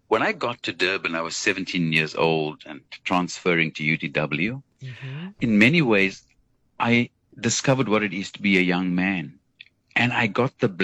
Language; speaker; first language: English; native; English